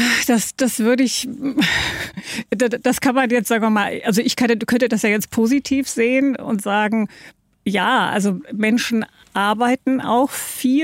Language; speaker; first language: German; native; German